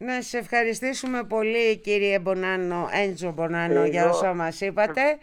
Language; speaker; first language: Greek; native; Greek